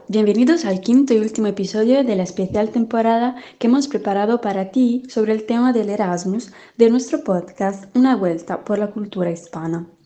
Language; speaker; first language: Spanish; non-native, fluent; Italian